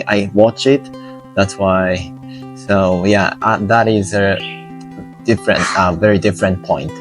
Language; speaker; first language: English; non-native, learner; Japanese